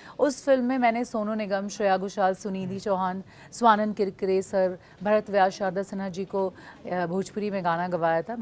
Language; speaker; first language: Hindi; non-native, local second language; Bhojpuri